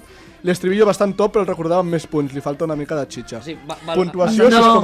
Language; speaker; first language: Catalan; native; Catalan